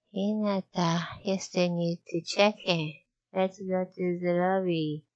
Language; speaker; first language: English; non-native, learner; Japanese